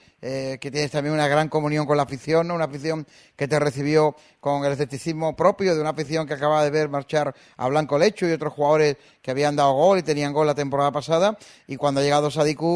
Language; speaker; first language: Spanish; native; Spanish